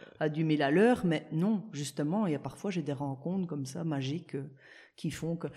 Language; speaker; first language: French; early bilingual, other home language; Italian